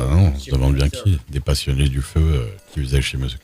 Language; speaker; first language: French; native; French